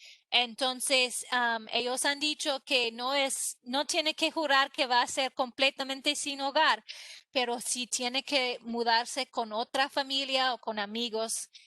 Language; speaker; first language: Spanish; non-native, fluent; English